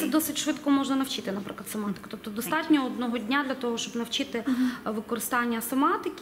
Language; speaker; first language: Ukrainian; native; Ukrainian